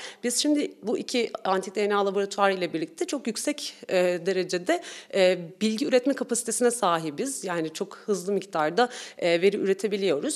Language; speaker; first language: Turkish; native; Turkish